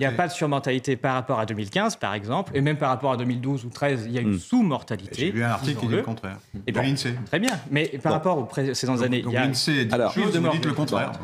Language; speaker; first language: French; native; French